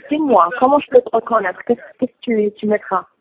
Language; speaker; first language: French; native; French